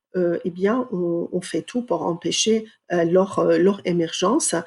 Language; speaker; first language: French; non-native, fluent; Persian